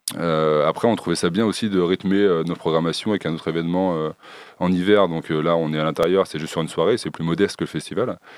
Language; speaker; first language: French; native; French